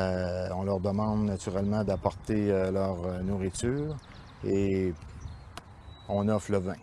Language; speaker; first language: French; native; French